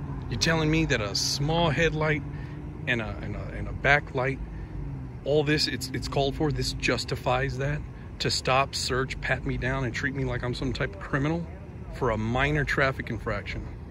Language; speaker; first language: English; early bilingual, other home language; Spanish